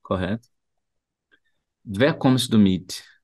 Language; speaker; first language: German; non-native, fluent; Portuguese